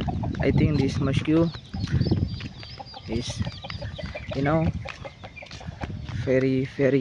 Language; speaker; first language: English; non-native, learner; Indonesian